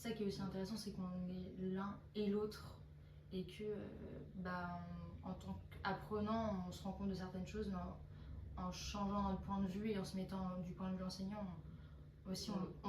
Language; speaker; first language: French; native; French